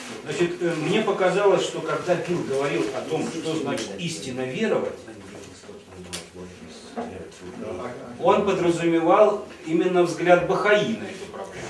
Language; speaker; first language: Russian; native; Russian